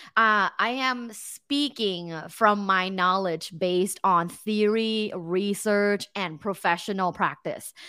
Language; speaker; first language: English; non-native, fluent; Thai